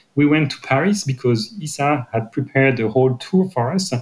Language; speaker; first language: English; non-native, fluent; French